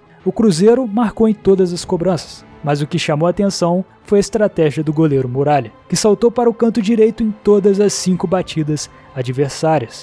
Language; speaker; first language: Portuguese; native; Portuguese